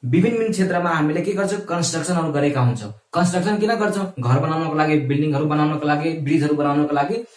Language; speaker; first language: Nepali; non-native, local second language; Maithili